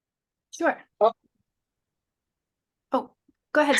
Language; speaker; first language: English; native; English